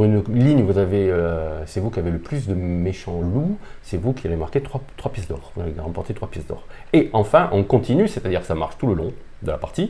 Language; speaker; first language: French; native; French